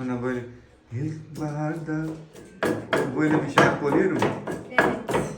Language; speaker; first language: Turkish; non-native, learner; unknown